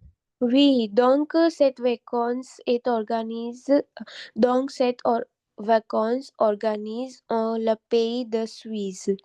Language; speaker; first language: French; non-native, learner; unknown